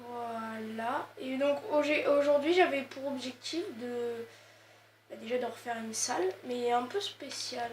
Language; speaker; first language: French; native; French